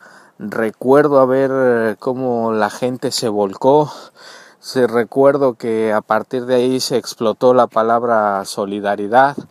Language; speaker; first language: Spanish; native; Spanish